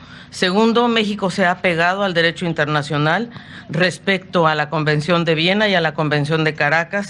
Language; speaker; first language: Spanish; native; Spanish